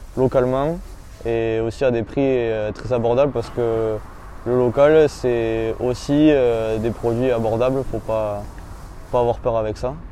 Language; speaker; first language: French; native; French